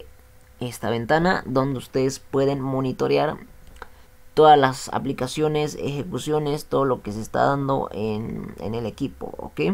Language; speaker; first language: Spanish; native; Spanish